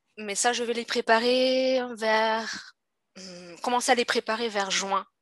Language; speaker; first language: French; native; French